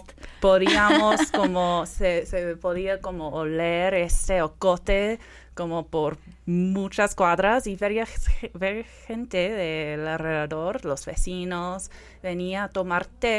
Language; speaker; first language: Spanish; non-native, fluent; English